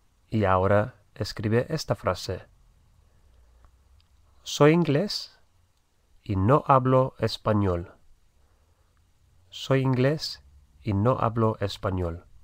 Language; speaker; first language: Spanish; native; Spanish